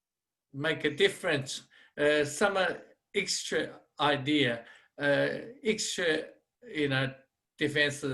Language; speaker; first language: English; non-native, fluent; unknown